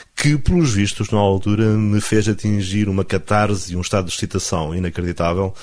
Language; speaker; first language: Portuguese; native; Portuguese